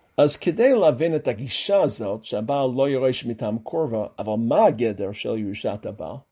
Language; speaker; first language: Hebrew; non-native, fluent; English